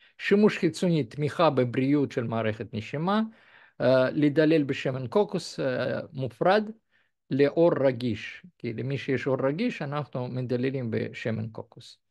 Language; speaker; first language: Hebrew; non-native, fluent; Russian